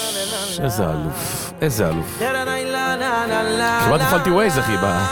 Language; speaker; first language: Hebrew; native; Hebrew